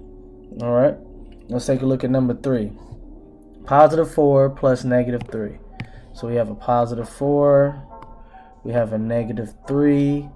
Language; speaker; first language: English; native; English